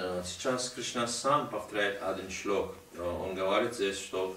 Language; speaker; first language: Russian; non-native, learner; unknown